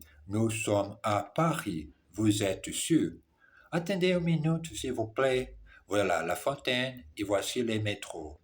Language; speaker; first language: French; non-native, learner; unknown